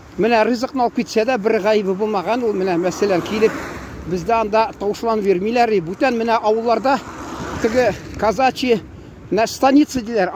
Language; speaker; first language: Tatar; early bilingual, heritage; Tatar